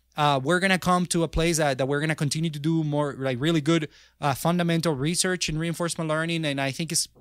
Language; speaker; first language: English; non-native, fluent; Spanish